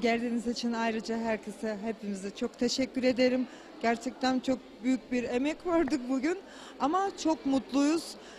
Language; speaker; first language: Turkish; non-native, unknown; Russian